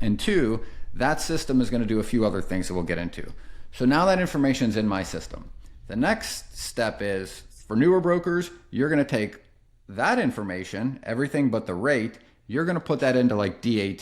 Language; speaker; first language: English; native; English